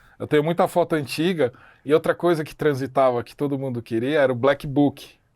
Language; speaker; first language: Portuguese; native; Portuguese